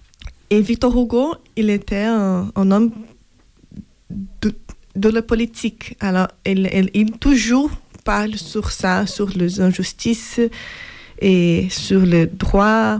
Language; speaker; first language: French; non-native, fluent; Portuguese